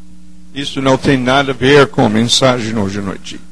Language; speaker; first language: Portuguese; non-native, fluent; English